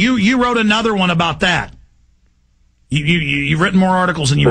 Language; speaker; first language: English; native; English